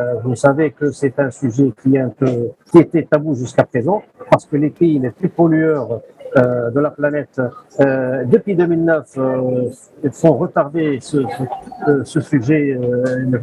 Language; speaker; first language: French; non-native, local second language; Arabic